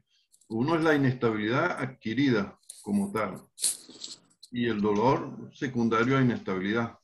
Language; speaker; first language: Spanish; native; Spanish